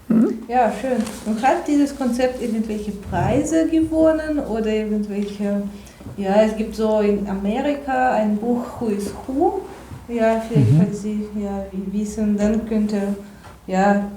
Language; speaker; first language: German; non-native, fluent; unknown